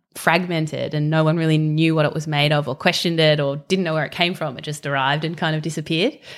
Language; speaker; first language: English; native; English